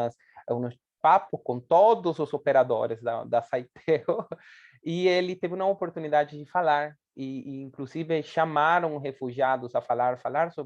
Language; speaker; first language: Portuguese; non-native, fluent; Spanish